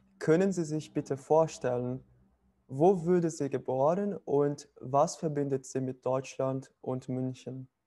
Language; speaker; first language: German; non-native, fluent; Portuguese